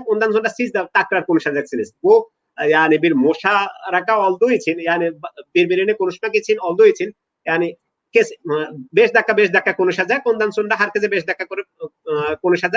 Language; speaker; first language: Turkish; non-native, learner; Bangla